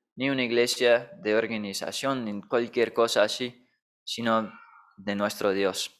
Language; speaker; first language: Spanish; non-native, fluent; English